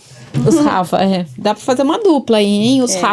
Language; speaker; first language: Portuguese; native; Portuguese